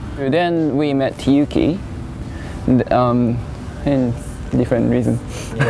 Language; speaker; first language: English; non-native, learner; Japanese